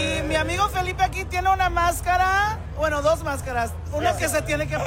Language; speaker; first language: Spanish; early bilingual, heritage; Spanish